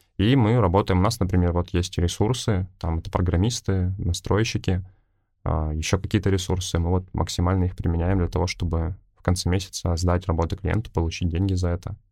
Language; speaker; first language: Russian; native; Russian